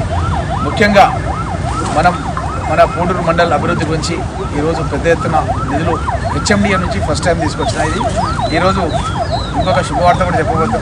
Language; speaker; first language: Telugu; native; Telugu